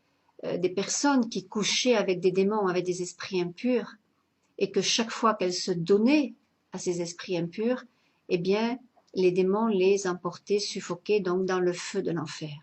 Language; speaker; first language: French; native; French